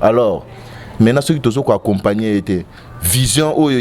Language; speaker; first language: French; non-native, local second language; Lingala